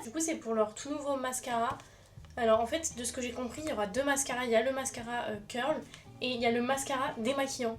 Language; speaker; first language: French; native; French